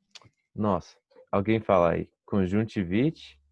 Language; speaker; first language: Portuguese; non-native, fluent; English